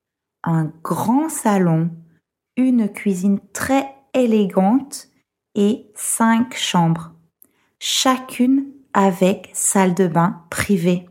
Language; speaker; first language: French; non-native, fluent; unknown